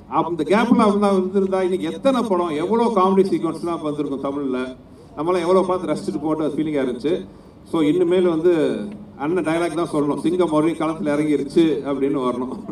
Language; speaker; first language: Tamil; native; Tamil